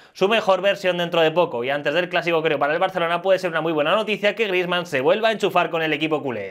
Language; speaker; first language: Spanish; native; Spanish